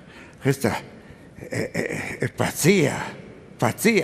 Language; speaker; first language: Spanish; non-native, learner; Italian